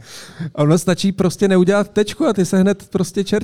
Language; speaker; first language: Czech; native; Czech